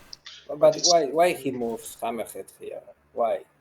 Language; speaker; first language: English; non-native, learner; Spanish